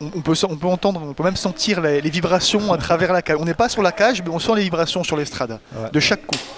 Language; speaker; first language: French; native; French